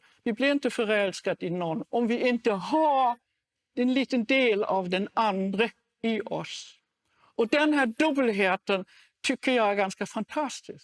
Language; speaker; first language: Swedish; non-native, fluent; German